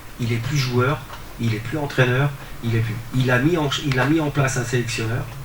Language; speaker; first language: French; early bilingual, other home language; Portuguese